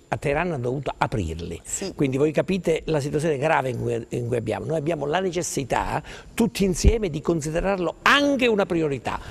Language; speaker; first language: Italian; native; Italian